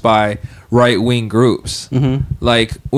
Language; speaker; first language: English; native; English